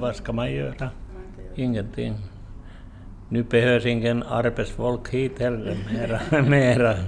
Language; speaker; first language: Swedish; non-native, learner; Finnish